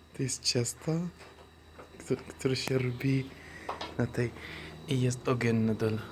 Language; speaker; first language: Polish; non-native, learner; Persian